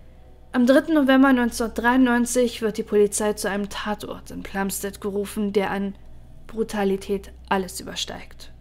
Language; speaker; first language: German; native; German